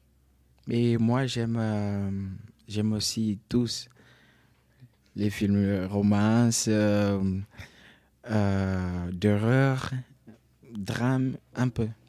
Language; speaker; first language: French; non-native, learner; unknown